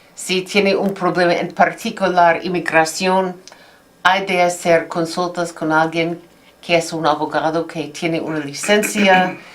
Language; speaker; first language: Spanish; non-native, learner; English